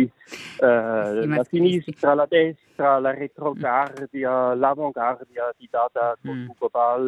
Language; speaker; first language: Italian; non-native, local second language; Swiss German